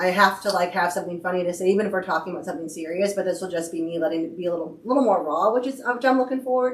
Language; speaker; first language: English; native; English